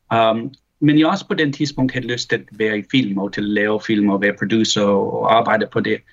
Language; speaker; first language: Danish; early bilingual, heritage; Danish